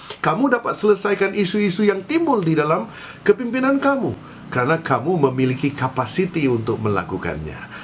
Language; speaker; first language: Malay; non-native, local second language; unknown